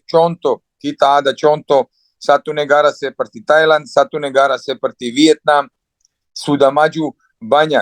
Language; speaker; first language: Indonesian; non-native, fluent; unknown